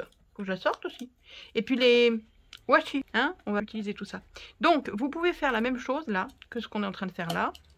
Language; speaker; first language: French; native; French